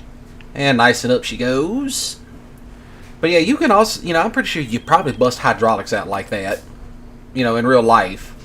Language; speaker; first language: English; native; English